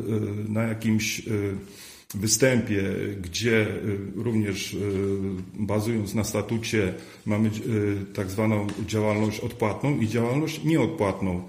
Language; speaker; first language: Polish; native; Polish